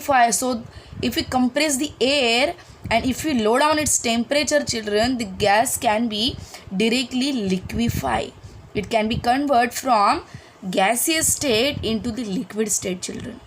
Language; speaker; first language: English; non-native, local second language; Hindi